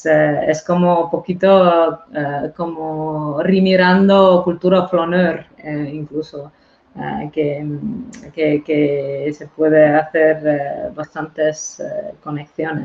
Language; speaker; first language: Spanish; non-native, fluent; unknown